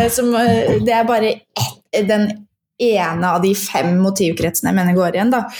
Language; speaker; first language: Norwegian; native; Norwegian